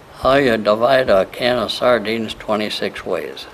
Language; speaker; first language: English; native; English